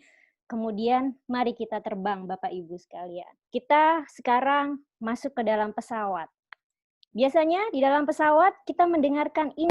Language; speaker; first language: Indonesian; native; Indonesian